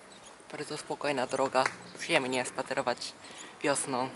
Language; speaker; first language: Polish; non-native, fluent; Japanese